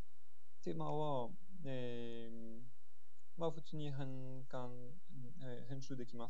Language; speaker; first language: Japanese; non-native, fluent; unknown